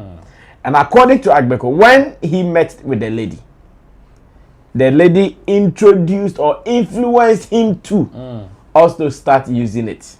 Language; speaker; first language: English; non-native, local second language; Akan